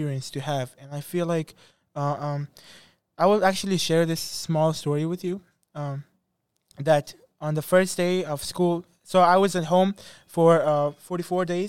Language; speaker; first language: English; non-native, fluent; Persian